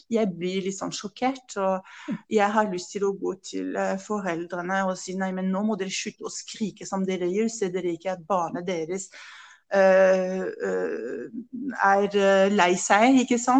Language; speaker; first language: Norwegian; non-native, fluent; French